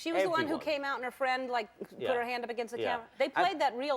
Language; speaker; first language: English; native; English